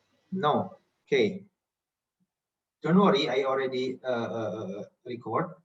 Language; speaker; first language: English; non-native, fluent; Indonesian